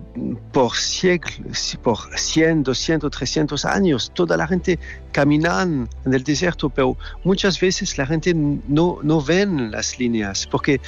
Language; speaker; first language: Spanish; non-native, learner; French